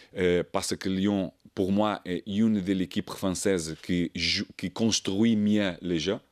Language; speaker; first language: French; non-native, learner; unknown